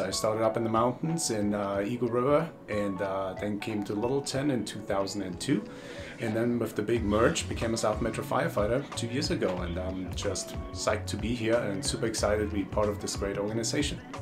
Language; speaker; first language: English; non-native, fluent; German